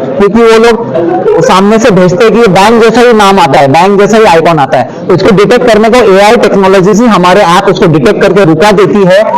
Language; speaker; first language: Hindi; non-native, local second language; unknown